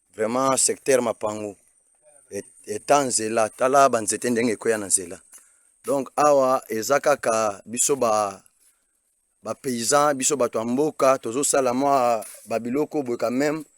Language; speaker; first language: Lingala; non-native, local second language; Luba-Lulua